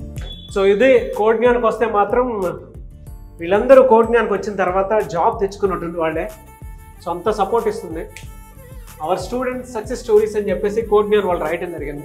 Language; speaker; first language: Telugu; native; Telugu